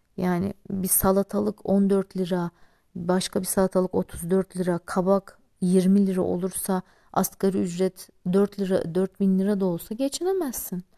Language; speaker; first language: Turkish; native; Turkish